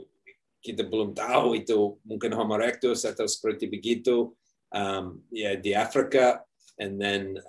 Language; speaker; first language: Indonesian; non-native, learner; English